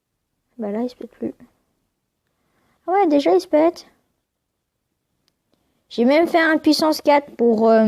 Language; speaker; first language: French; native; French